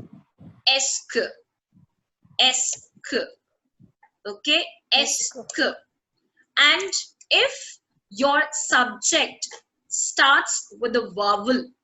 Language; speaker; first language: French; non-native, fluent; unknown